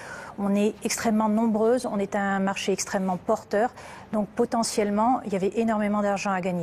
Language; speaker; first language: French; native; French